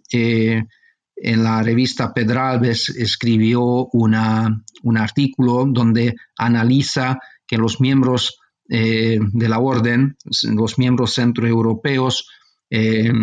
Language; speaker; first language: Spanish; non-native, fluent; Hungarian